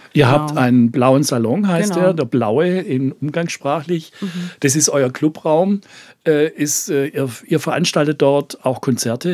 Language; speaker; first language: German; native; German